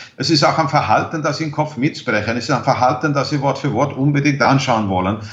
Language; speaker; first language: German; non-native, fluent; Swedish